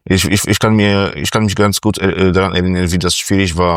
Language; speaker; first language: German; non-native, fluent; Polish